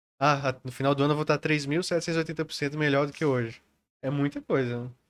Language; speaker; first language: Portuguese; native; Portuguese